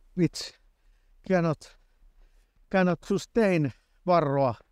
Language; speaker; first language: English; non-native, fluent; Finnish